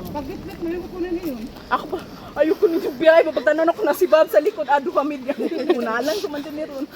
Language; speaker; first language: Filipino; non-native, local second language; Cebuano